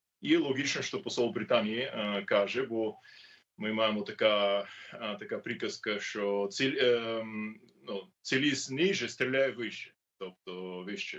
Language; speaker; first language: Ukrainian; non-native, learner; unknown